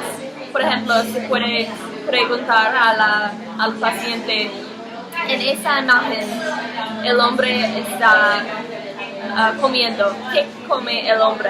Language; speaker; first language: Spanish; non-native, learner; English